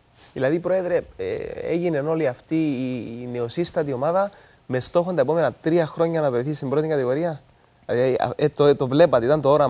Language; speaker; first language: Greek; native; Greek